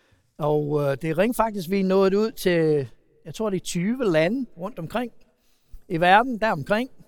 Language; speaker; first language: Danish; non-native, fluent; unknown